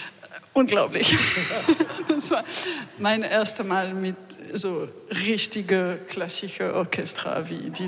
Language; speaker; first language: German; non-native, learner; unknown